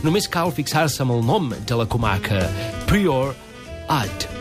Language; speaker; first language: Catalan; non-native, fluent; English